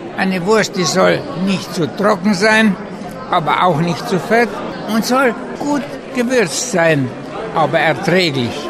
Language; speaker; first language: German; native; German